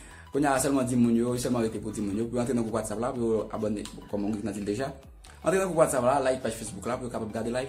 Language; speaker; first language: French; non-native, local second language; Haitian Creole